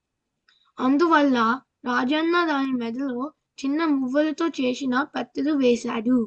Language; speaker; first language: Telugu; early bilingual, heritage; Telugu